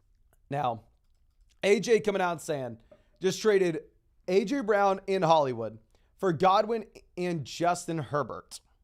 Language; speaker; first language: English; native; English